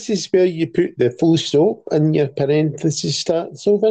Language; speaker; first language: English; native; English